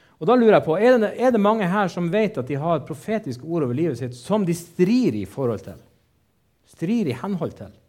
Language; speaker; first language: Norwegian; native; Norwegian